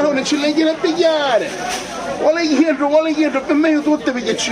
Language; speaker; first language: Italian; native; Italian